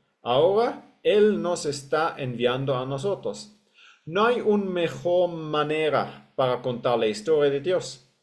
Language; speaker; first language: Spanish; non-native, fluent; English